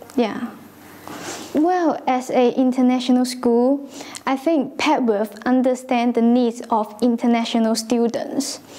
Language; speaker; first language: English; non-native, local second language; Cantonese